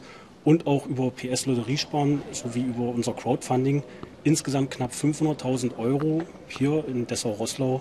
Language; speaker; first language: German; native; German